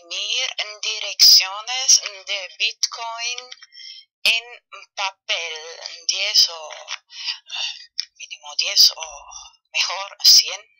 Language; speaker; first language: Spanish; non-native, fluent; German